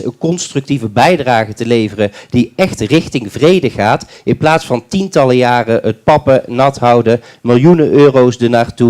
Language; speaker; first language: Dutch; native; Dutch